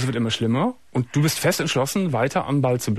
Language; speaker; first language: German; native; German